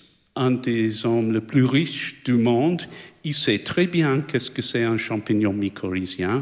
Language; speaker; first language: French; non-native, fluent; English